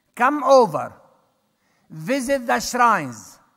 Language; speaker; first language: English; non-native, fluent; Arabic